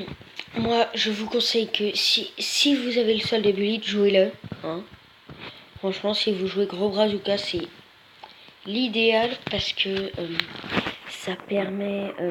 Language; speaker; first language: French; native; French